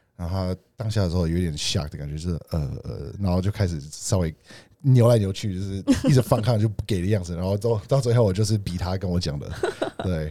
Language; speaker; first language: Chinese; non-native, fluent; English